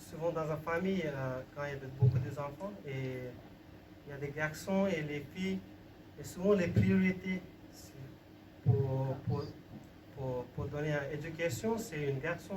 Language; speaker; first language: French; non-native, learner; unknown